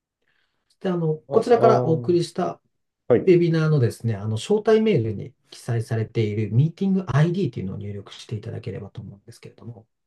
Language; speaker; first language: Japanese; native; Japanese